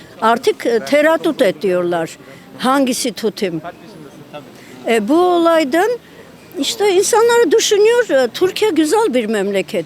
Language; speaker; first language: Turkish; non-native, learner; Armenian